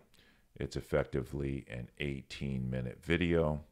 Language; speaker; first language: English; native; English